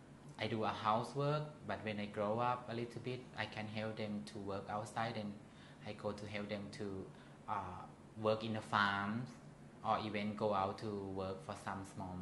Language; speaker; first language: English; non-native, learner; Thai